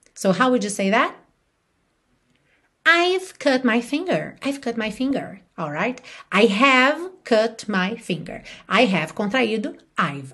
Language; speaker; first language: English; non-native, fluent; Portuguese